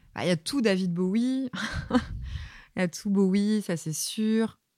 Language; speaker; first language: French; native; French